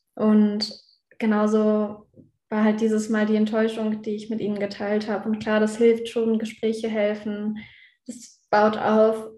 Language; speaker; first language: German; native; German